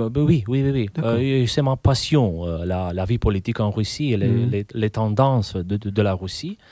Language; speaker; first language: French; non-native, fluent; Romanian